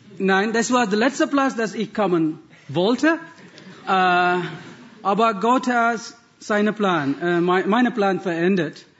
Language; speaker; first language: German; non-native, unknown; Tamil